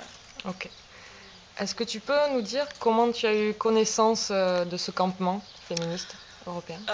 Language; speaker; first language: French; native; French